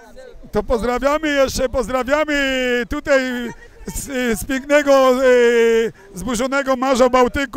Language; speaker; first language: Polish; native; Polish